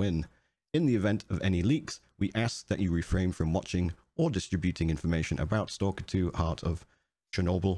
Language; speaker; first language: English; native; English